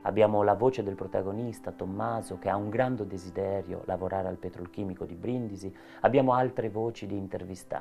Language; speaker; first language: Italian; native; Italian